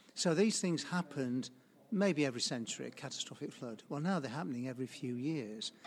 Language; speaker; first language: English; native; English